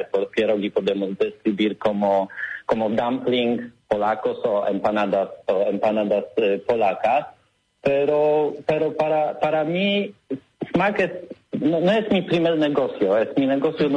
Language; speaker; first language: Spanish; non-native, learner; Polish